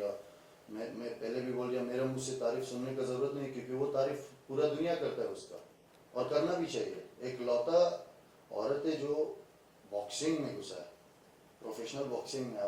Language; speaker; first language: Hindi; non-native, fluent; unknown